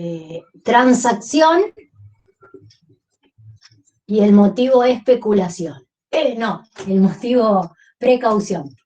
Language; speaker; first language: Spanish; native; Spanish